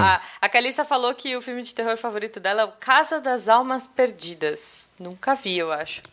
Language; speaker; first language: Portuguese; native; Portuguese